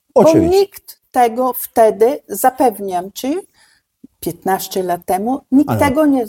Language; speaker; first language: Polish; non-native, fluent; Italian